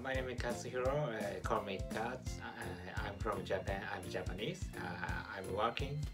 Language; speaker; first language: English; non-native, learner; Japanese